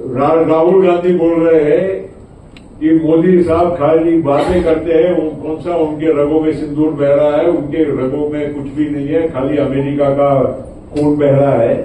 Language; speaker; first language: Hindi; non-native, local second language; Marathi